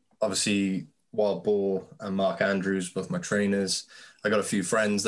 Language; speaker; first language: English; native; English